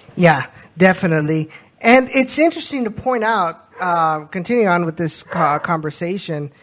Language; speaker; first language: English; early bilingual, other home language; Spanish